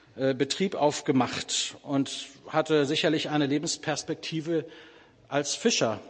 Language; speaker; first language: German; native; German